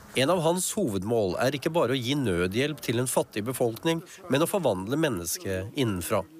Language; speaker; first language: Norwegian; native; Norwegian